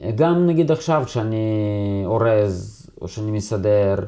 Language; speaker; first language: Hebrew; non-native, fluent; Russian